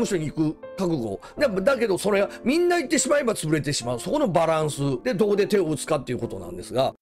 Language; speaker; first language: Japanese; native; Japanese